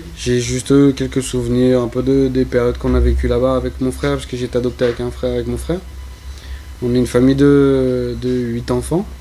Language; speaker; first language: French; early bilingual, other home language; Spanish